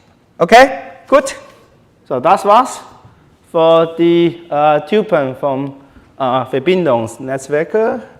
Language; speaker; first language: German; non-native, learner; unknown